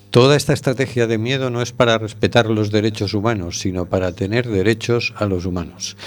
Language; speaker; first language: Spanish; native; Spanish